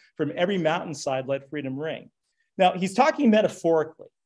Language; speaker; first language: English; native; English